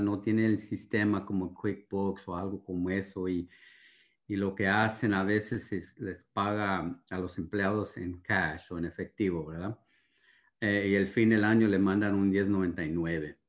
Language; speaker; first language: Spanish; early bilingual, heritage; Spanish